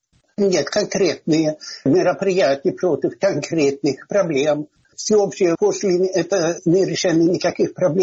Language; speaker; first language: Russian; non-native, fluent; Swedish